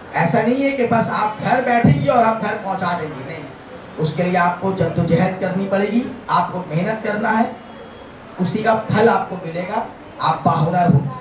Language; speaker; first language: Hindi; non-native, local second language; Urdu